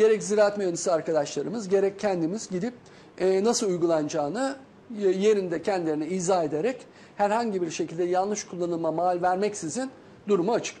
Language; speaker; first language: Turkish; native; Turkish